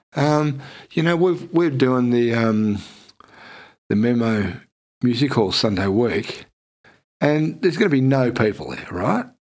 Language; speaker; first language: English; native; English